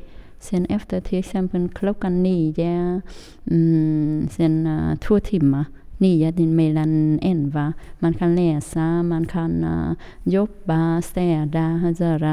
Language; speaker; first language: Swedish; non-native, learner; Vietnamese